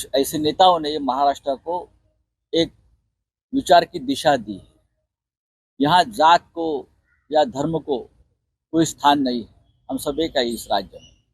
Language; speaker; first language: Hindi; non-native, local second language; Marathi